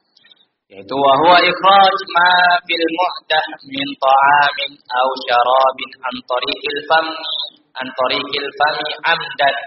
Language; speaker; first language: Arabic; non-native, fluent; Indonesian